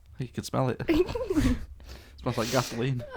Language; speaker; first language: English; native; English